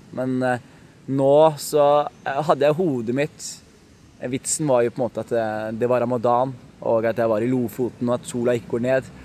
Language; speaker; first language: Norwegian; early bilingual, other home language; Somali